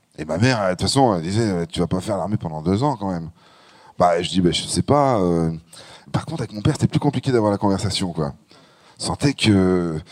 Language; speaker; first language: French; native; French